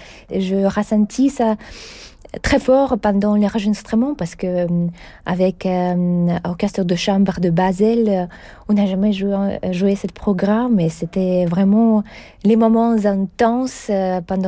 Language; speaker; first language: French; non-native, fluent; Russian